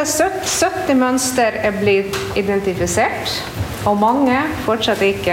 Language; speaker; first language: Norwegian; non-native, fluent; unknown